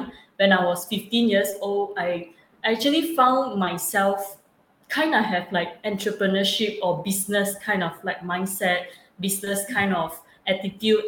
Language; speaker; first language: English; non-native, local second language; Chinese